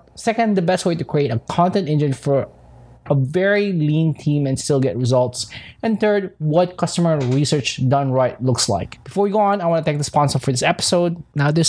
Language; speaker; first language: English; non-native, local second language; Filipino